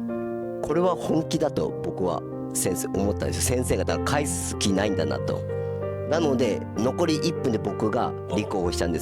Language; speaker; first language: Japanese; native; Japanese